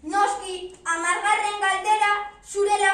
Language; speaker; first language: Basque; non-native, local second language; Spanish